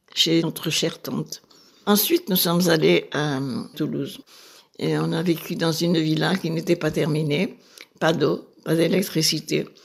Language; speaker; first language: French; native; French